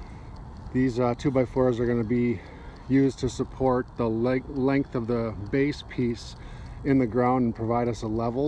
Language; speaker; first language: English; native; English